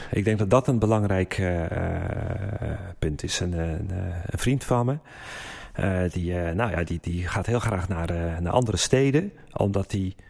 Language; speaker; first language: Dutch; native; Dutch